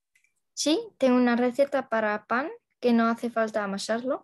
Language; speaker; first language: Spanish; non-native, learner; Dutch